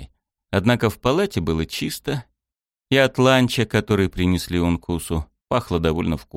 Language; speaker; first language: Russian; native; Russian